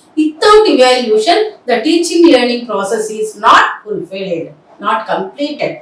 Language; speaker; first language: English; non-native, local second language; Telugu